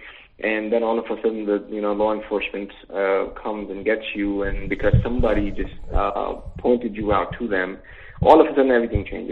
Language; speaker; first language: English; native; English